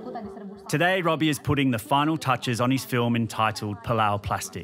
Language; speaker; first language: English; native; English